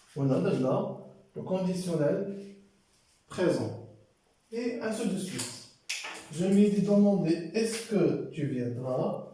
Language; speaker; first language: French; non-native, local second language; Arabic